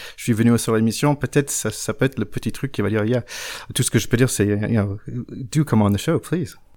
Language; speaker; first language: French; non-native, fluent; English